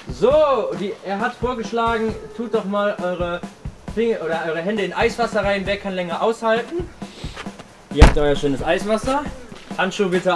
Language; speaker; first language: German; native; German